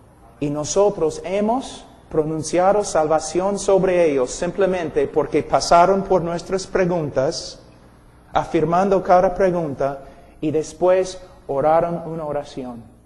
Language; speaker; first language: Spanish; non-native, fluent; English